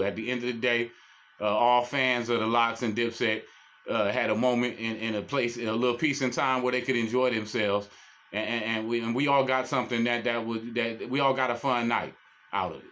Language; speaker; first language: English; native; English